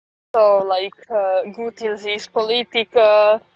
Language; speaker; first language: English; non-native, fluent; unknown